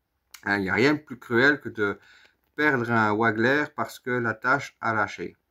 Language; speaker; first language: French; native; French